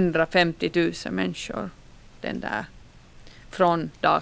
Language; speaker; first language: Swedish; non-native, local second language; Finnish